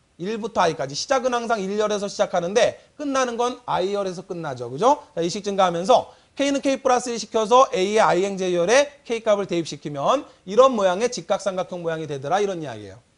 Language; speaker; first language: Korean; native; Korean